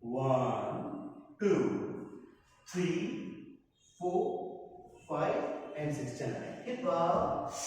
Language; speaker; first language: Vietnamese; non-native, learner; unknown